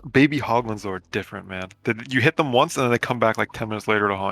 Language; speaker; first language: English; native; English